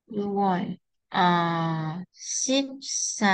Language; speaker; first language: Korean; non-native, learner; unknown